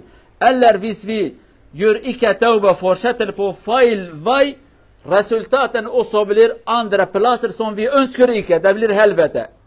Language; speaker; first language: Swedish; non-native, learner; Kurdish